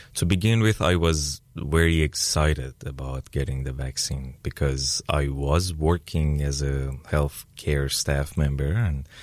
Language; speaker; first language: English; non-native, fluent; Persian